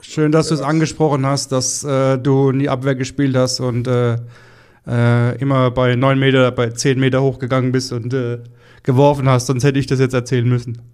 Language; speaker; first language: German; native; German